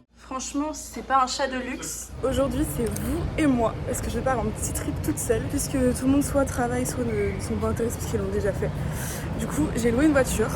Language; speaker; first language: French; native; French